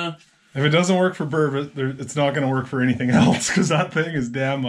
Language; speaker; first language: English; native; English